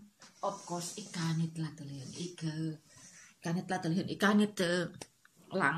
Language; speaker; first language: Dutch; non-native, learner; Indonesian